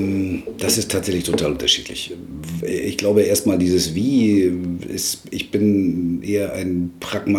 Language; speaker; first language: German; native; German